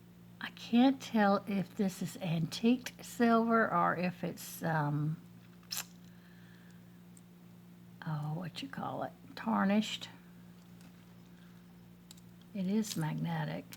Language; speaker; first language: English; native; English